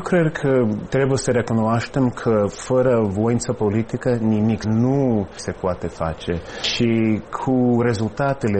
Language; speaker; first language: Romanian; non-native, fluent; English